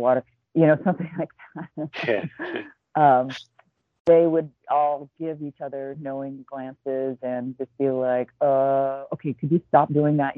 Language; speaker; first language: English; native; English